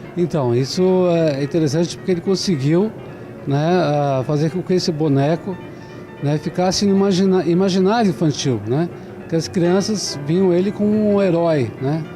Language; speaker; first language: Portuguese; native; Portuguese